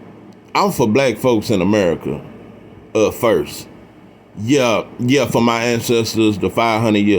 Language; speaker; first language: English; native; English